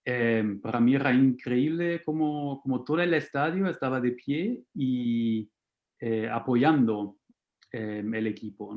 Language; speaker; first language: Spanish; non-native, fluent; German